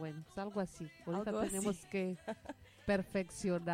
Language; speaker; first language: Spanish; native; Spanish